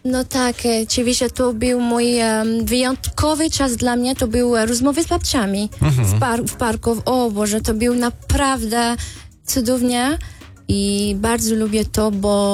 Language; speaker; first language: Polish; non-native, learner; Arabic